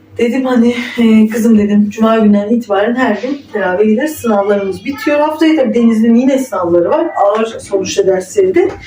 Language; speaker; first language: Turkish; native; Turkish